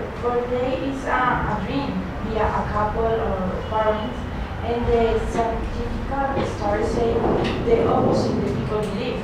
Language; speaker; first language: English; non-native, learner; Spanish